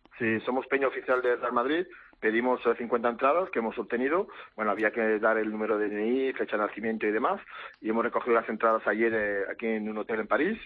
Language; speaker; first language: Spanish; early bilingual, heritage; Spanish